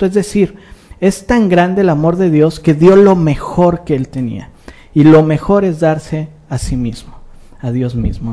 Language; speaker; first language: Spanish; native; Spanish